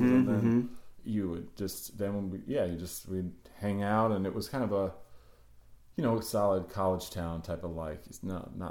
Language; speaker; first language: English; native; English